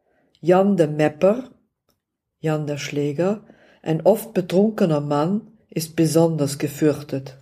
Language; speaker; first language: German; non-native, fluent; Dutch